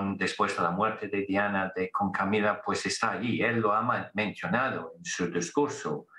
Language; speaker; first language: Spanish; non-native, fluent; English